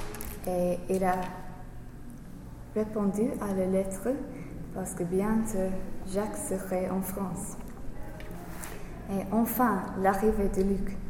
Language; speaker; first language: French; non-native, learner; English